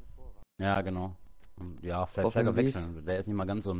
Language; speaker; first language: German; native; German